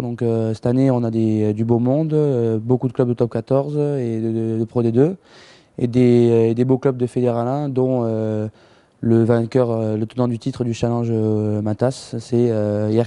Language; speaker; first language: French; native; French